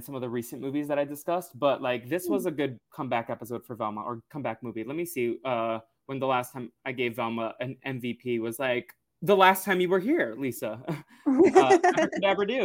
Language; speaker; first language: English; native; English